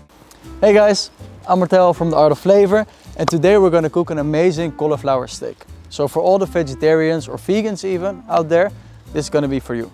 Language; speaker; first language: English; non-native, fluent; Dutch